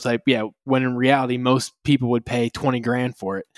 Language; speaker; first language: English; native; English